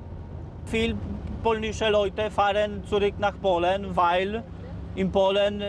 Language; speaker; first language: German; non-native, learner; Polish